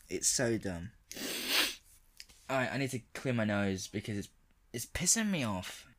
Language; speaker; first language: English; native; English